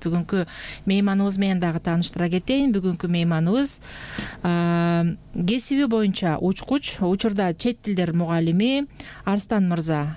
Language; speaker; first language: Kyrgyz; native; Kyrgyz